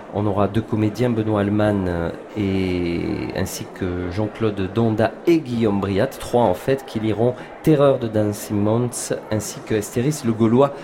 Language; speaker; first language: French; native; French